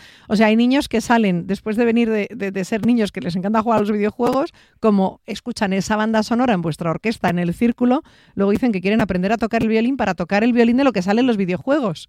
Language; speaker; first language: Spanish; native; Spanish